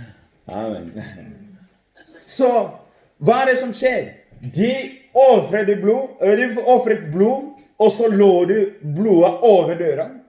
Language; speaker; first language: Norwegian; non-native, fluent; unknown